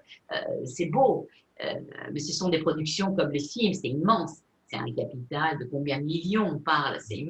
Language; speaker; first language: French; non-native, fluent; Spanish